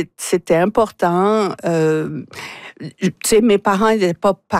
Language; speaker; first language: French; native; French